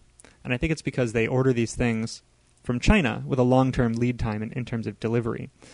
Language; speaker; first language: English; native; English